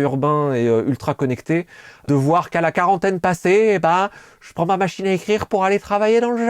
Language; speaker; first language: French; native; French